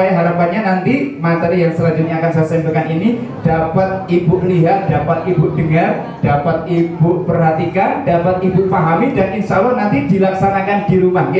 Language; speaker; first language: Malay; non-native, local second language; Javanese